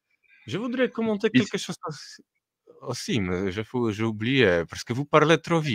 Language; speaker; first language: French; non-native, fluent; Polish